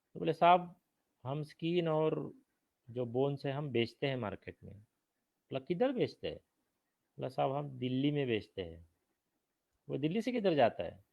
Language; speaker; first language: Hindi; non-native, local second language; Marathi